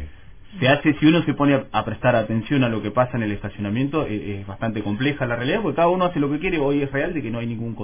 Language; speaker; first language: Spanish; native; Spanish